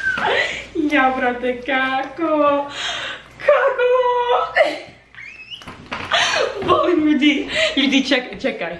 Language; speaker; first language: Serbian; non-native, learner; English